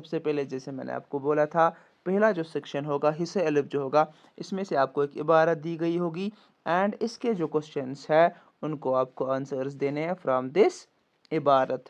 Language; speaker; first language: Urdu; non-native, local second language; Kashmiri